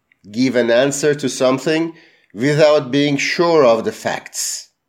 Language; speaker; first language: English; non-native, fluent; Persian